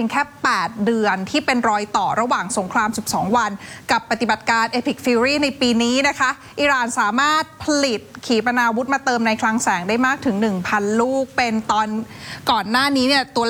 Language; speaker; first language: Thai; native; Thai